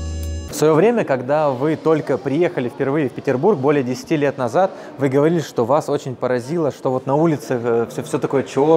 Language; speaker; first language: Russian; native; Russian